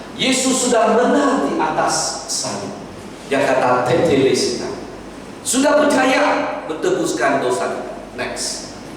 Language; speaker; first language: Malay; non-native, local second language; Chinese